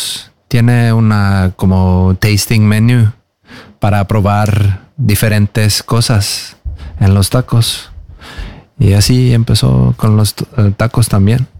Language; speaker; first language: Spanish; non-native, fluent; Norwegian